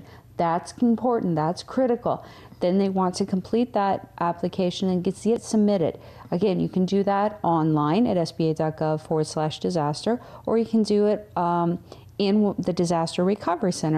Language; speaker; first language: English; native; English